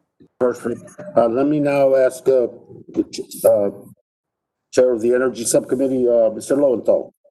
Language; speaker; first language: English; native; English